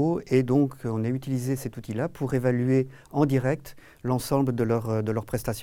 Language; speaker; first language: French; native; French